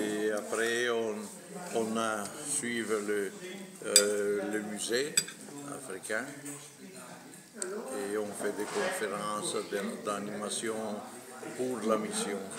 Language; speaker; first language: French; non-native, fluent; Italian